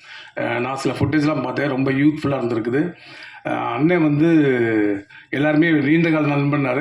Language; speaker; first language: Tamil; native; Tamil